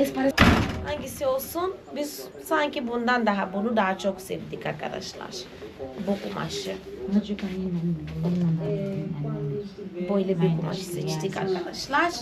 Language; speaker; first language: Turkish; non-native, fluent; Portuguese